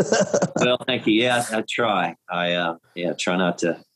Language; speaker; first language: English; native; English